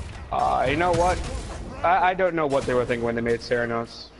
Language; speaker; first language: English; native; English